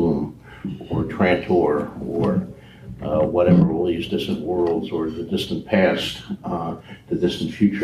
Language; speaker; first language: English; native; English